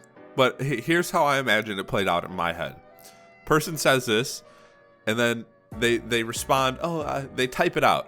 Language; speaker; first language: English; native; English